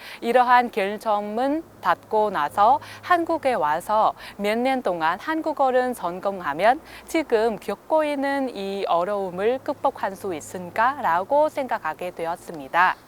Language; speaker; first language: Korean; non-native, fluent; Vietnamese